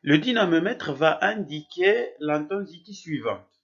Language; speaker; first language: French; non-native, local second language; Arabic